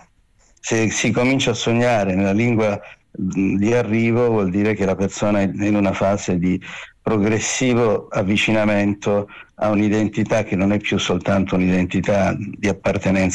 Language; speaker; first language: Italian; native; Italian